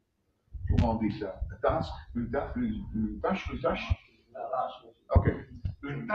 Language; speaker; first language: French; non-native, fluent; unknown